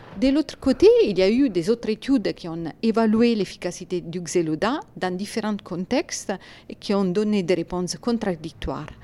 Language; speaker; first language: French; non-native, fluent; Italian